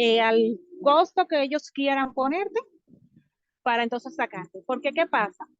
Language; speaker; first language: Spanish; native; Spanish